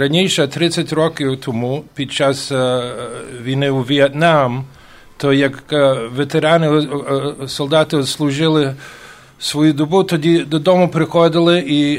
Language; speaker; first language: Ukrainian; early bilingual, heritage; Ukrainian